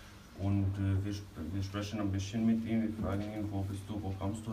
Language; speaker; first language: German; non-native, fluent; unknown